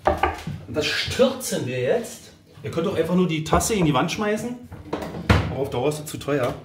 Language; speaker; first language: German; native; German